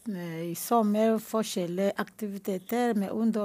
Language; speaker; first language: Norwegian; non-native, learner; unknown